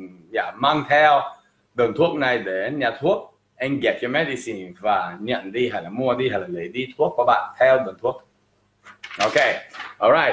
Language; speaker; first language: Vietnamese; non-native, fluent; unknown